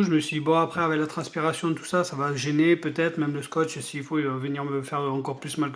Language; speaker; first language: French; native; French